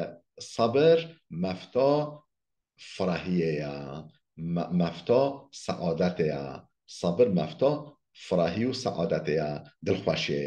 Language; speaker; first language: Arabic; non-native, fluent; Kurdish